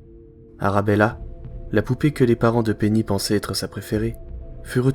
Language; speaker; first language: French; native; French